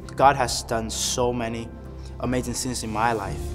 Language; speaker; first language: English; non-native, fluent; Chinese